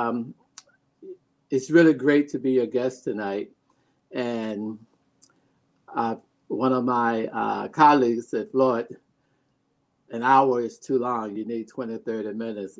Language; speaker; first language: English; native; English